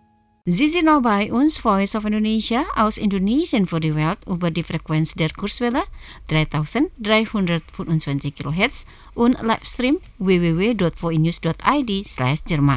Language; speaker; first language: German; non-native, fluent; Indonesian